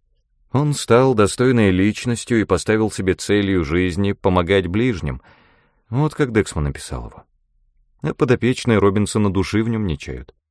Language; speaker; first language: Russian; native; Russian